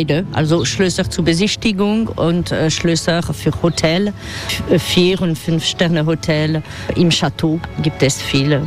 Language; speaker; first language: German; non-native, fluent; French